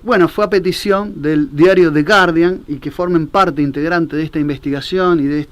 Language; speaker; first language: Spanish; native; Spanish